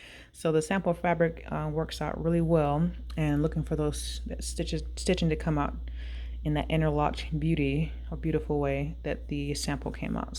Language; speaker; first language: English; native; English